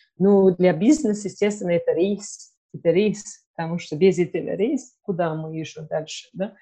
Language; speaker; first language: Russian; non-native, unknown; English